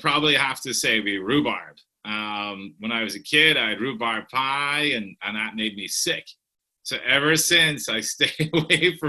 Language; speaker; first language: English; native; English